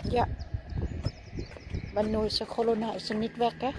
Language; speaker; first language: Dutch; non-native, fluent; Thai